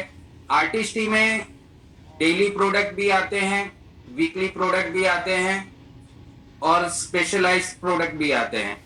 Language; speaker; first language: Hindi; native; Hindi